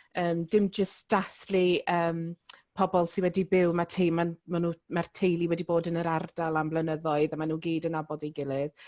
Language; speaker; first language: Welsh; non-native, local second language; English